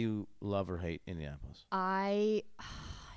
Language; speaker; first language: English; early bilingual, other home language; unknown